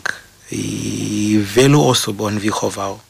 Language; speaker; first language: Polish; non-native, fluent; Shona